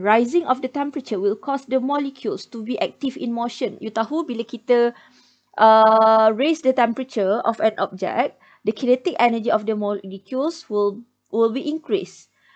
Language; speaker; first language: English; non-native, local second language; Malay